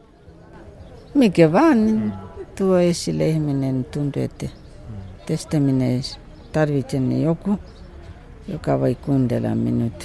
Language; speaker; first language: Finnish; non-native, fluent; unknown